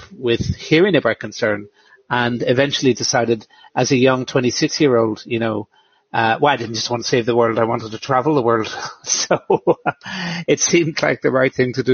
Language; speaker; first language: English; native; English